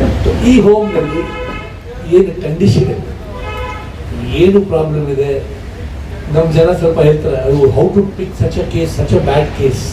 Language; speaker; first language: Kannada; non-native, local second language; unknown